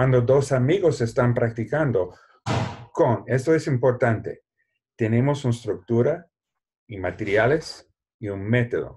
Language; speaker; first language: Spanish; non-native, learner; English